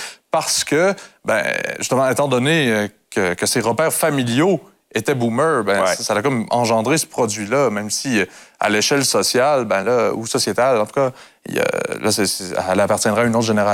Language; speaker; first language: French; native; French